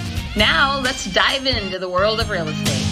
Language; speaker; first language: English; native; English